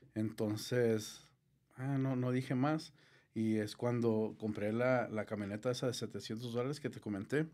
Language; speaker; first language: Spanish; early bilingual, heritage; Spanish